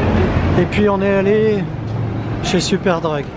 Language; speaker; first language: French; native; French